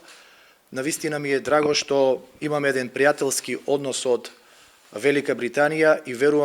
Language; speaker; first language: Macedonian; native; Macedonian